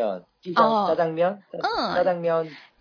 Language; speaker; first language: Chinese; non-native, learner; Korean